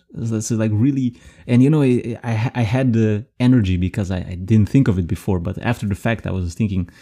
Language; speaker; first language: English; non-native, fluent; Dutch